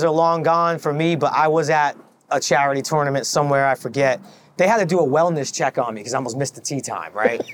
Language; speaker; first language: English; native; English